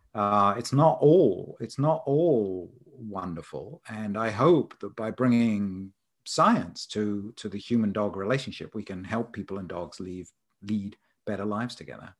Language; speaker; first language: English; native; English